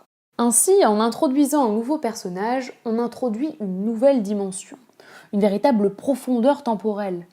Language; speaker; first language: French; native; French